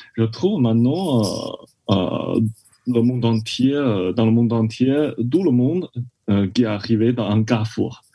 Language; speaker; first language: French; non-native, learner; Chinese